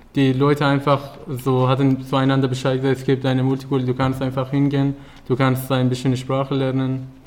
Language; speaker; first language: German; non-native, learner; Persian